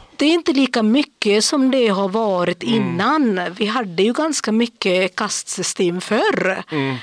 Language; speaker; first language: Swedish; non-native, fluent; English